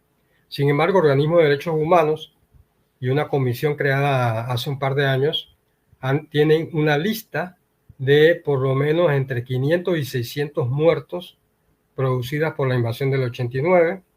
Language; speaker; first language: Spanish; native; Spanish